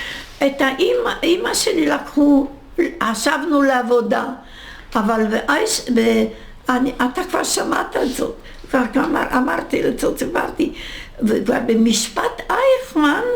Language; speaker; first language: Hebrew; non-native, fluent; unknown